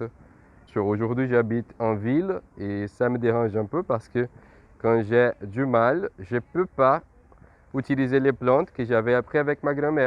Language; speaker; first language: French; non-native, fluent; Portuguese